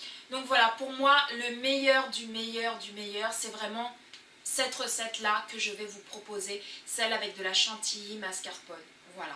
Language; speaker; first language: French; early bilingual, other home language; Portuguese